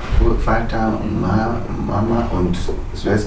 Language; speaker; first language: German; non-native, fluent; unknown